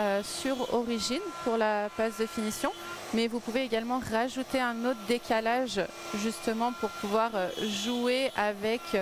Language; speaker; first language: French; native; French